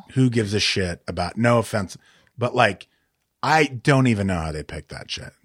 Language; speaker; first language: English; native; English